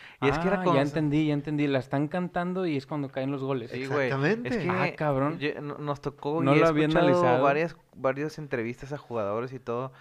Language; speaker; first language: Spanish; native; Spanish